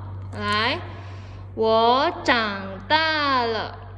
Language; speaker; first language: Chinese; non-native, fluent; Indonesian